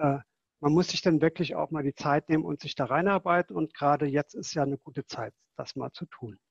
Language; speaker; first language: German; native; German